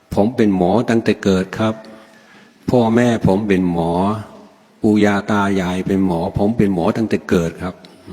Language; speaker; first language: Thai; non-native, fluent; English